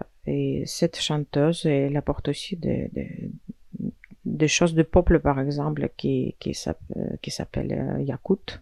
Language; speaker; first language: French; non-native, fluent; Russian